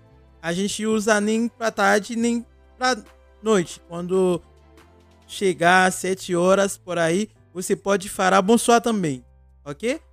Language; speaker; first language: Portuguese; non-native, fluent; Haitian Creole